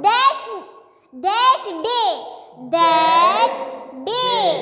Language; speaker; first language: English; non-native, fluent; Pashto